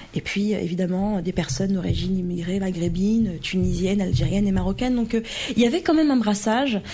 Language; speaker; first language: French; native; French